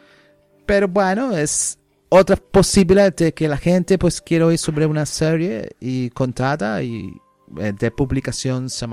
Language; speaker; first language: Spanish; non-native, learner; English